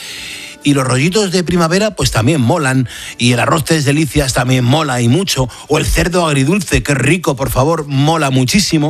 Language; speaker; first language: Spanish; native; Spanish